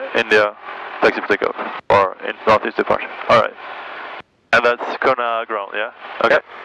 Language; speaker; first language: English; non-native, fluent; French